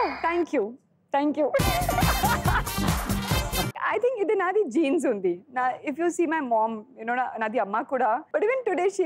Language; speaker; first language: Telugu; non-native, learner; Sindhi